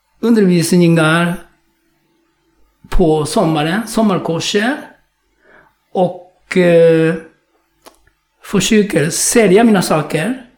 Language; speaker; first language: Swedish; non-native, fluent; Japanese